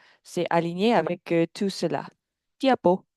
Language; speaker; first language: French; non-native, fluent; English